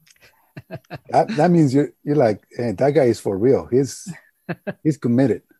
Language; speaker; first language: English; early bilingual, other home language; Spanish